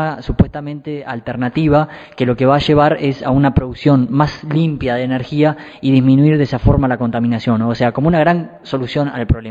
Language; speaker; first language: Spanish; native; Spanish